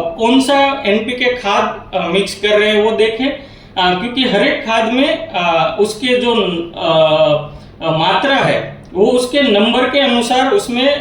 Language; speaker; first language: Hindi; non-native, local second language; Marathi